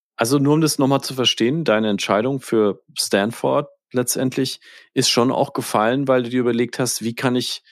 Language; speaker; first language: German; native; German